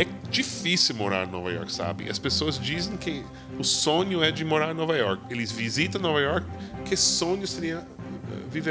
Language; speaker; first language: Portuguese; non-native, fluent; English